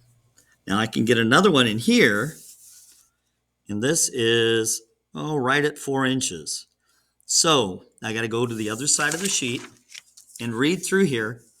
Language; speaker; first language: English; native; English